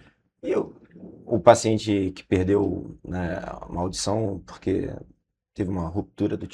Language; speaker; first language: Portuguese; native; Portuguese